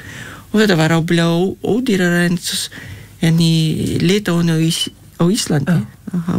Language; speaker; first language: Icelandic; non-native, fluent; Lithuanian